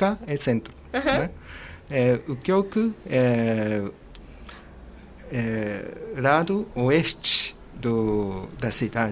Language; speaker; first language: Portuguese; non-native, fluent; Japanese